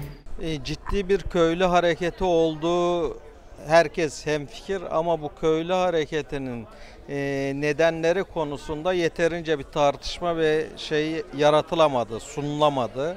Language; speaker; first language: Turkish; native; Turkish